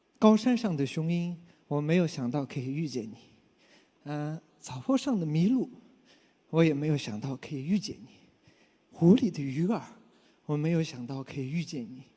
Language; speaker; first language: Chinese; non-native, local second language; Tibetan